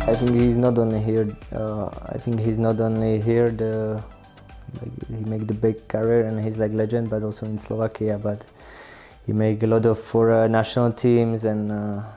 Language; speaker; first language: English; non-native, learner; Slovak